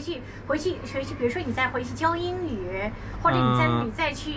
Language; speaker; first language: Chinese; native; Chinese